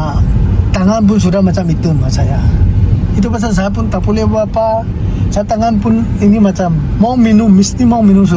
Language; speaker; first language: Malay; non-native, learner; Tedim Chin